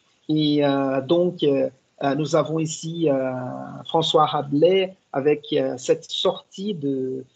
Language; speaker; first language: French; non-native, fluent; Portuguese